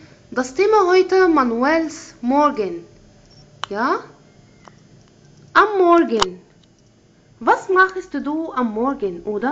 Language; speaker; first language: German; non-native, fluent; Arabic